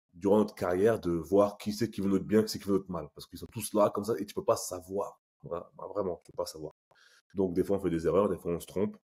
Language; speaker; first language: French; native; French